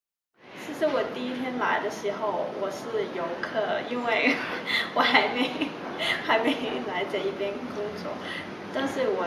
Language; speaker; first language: Chinese; non-native, local second language; Cantonese